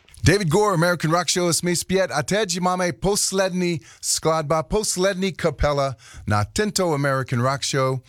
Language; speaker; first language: Czech; non-native, learner; English